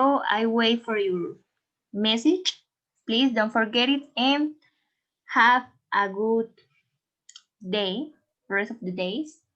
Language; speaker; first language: English; non-native, learner; Spanish